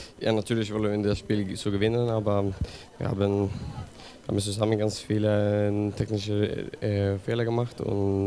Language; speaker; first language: German; non-native, learner; Swedish